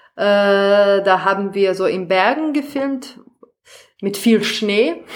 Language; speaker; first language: German; non-native, fluent; Serbian